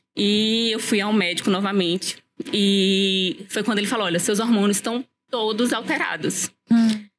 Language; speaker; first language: Portuguese; native; Portuguese